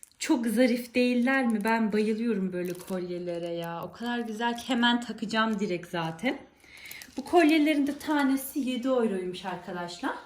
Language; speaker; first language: Turkish; early bilingual, heritage; Turkish